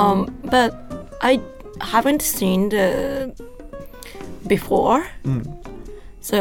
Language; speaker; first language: English; non-native, learner; Japanese